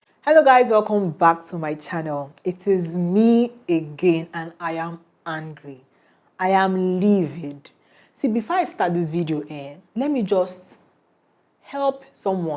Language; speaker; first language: English; non-native, local second language; Igbo